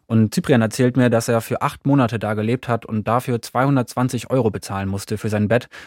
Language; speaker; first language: German; native; German